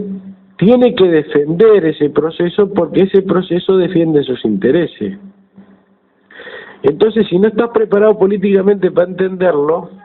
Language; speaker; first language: Spanish; native; Spanish